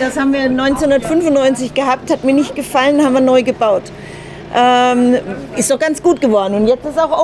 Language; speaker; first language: German; native; German